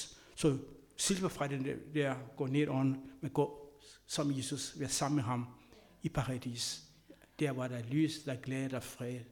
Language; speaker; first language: Danish; non-native, fluent; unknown